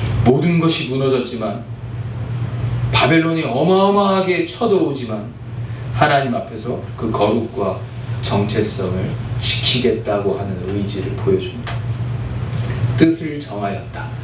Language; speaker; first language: Korean; native; Korean